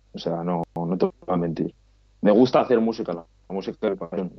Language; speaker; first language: Spanish; native; Spanish